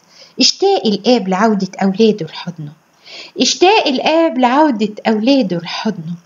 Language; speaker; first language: Arabic; native; Arabic